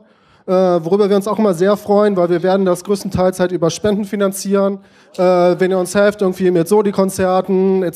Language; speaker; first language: German; native; German